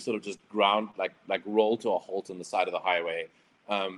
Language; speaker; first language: English; native; English